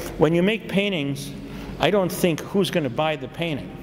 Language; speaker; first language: English; native; English